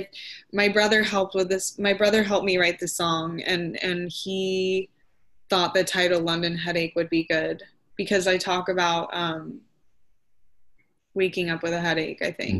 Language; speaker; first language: English; native; English